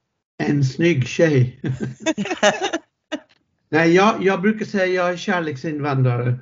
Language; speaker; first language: Swedish; non-native, fluent; English